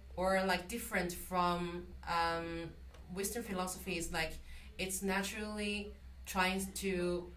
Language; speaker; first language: English; non-native, fluent; Chinese